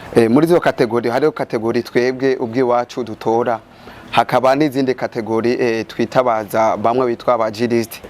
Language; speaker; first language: Rundi; native; Rundi